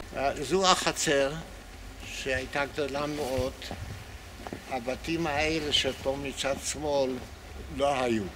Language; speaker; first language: Hebrew; non-native, fluent; Yiddish